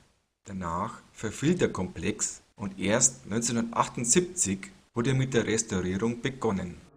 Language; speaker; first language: German; native; German